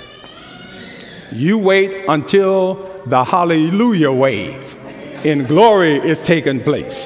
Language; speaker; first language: English; native; English